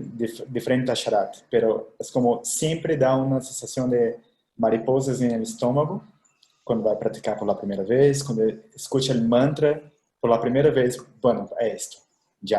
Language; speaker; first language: Spanish; non-native, fluent; Portuguese